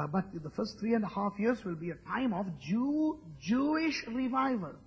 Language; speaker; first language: English; non-native, local second language; Sinhala